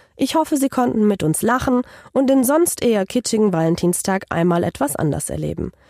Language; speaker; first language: German; non-native, fluent; Hungarian